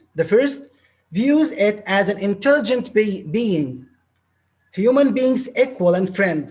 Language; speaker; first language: English; non-native, local second language; Arabic